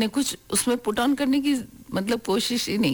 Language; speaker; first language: Hindi; native; Hindi